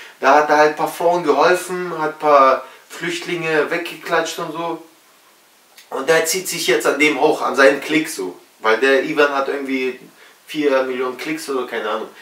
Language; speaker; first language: German; early bilingual, other home language; Russian